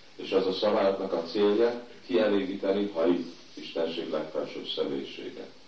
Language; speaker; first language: Hungarian; early bilingual, heritage; Hungarian